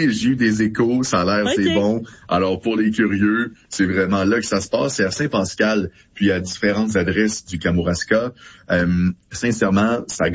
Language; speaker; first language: French; native; French